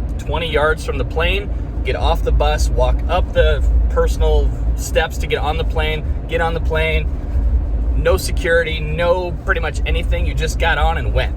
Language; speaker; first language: English; native; English